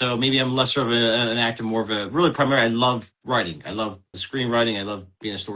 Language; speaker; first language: English; native; English